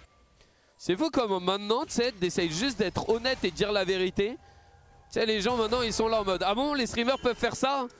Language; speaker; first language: French; native; French